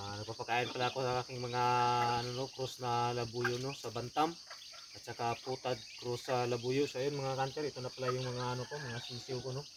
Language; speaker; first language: Filipino; non-native, local second language; Cebuano